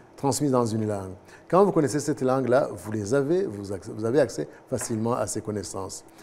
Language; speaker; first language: French; non-native, local second language; Kinyarwanda